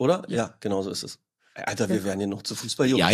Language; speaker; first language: German; native; German